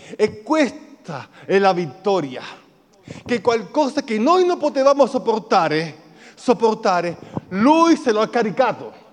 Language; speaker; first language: Italian; non-native, fluent; Spanish